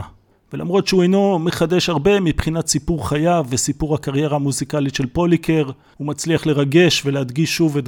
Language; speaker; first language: Hebrew; native; Hebrew